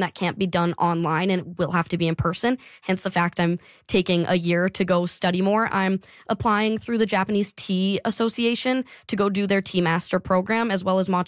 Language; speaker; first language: English; native; English